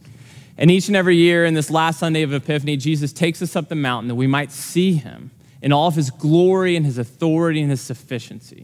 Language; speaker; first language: English; native; English